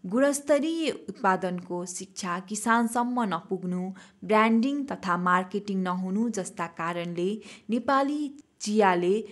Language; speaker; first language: Nepali; native; Nepali